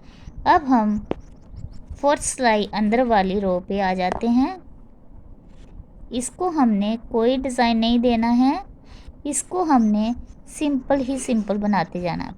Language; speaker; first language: Hindi; non-native, local second language; Punjabi